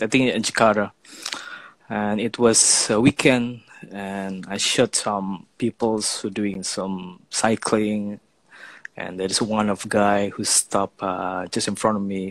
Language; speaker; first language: English; non-native, fluent; Indonesian